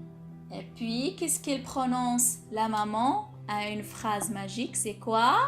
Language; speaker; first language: French; non-native, local second language; Arabic